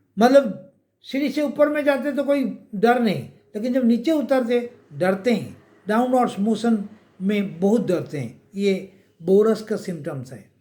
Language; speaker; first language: Hindi; non-native, local second language; Bangla